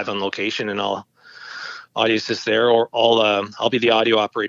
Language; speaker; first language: English; native; English